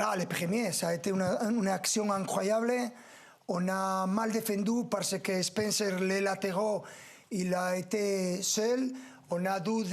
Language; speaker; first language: French; non-native, fluent; Spanish